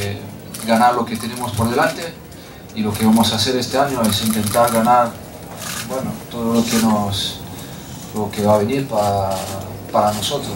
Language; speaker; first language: Spanish; non-native, fluent; French